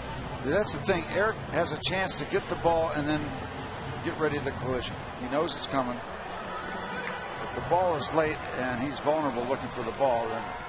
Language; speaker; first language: English; native; English